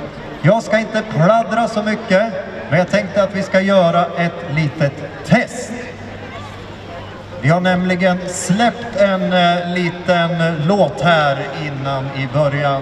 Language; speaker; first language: Swedish; native; Swedish